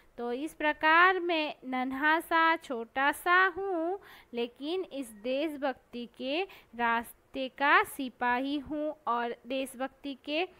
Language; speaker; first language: Hindi; non-native, local second language; Gujarati